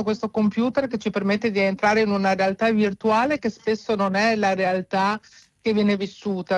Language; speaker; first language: Italian; native; Italian